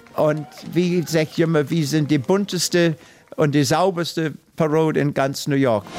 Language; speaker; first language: German; early bilingual, heritage; English